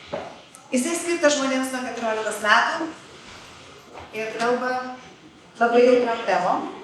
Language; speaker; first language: Lithuanian; native; Lithuanian